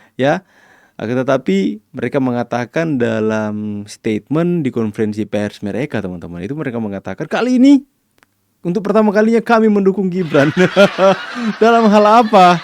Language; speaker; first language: Indonesian; native; Indonesian